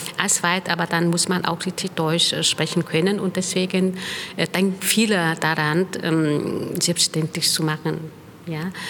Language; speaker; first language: German; non-native, fluent; Vietnamese